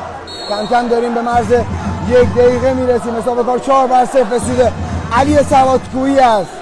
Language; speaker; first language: Persian; native; Persian